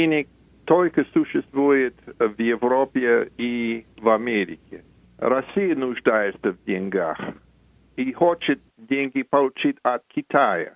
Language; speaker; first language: Russian; non-native, fluent; English